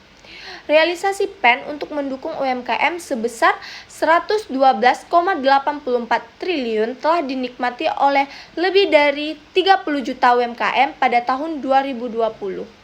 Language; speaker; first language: Indonesian; native; Indonesian